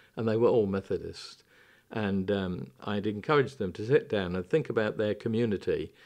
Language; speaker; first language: English; native; English